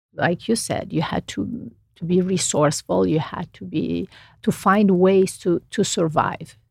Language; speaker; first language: English; non-native, fluent; Romanian